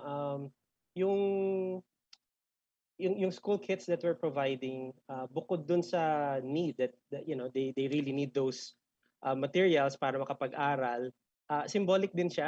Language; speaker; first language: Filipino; native; Filipino